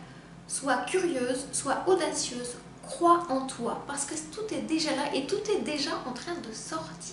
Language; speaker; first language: French; native; French